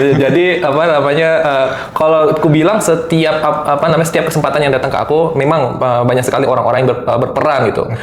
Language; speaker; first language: Indonesian; native; Indonesian